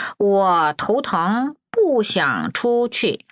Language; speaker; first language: Chinese; non-native, fluent; Korean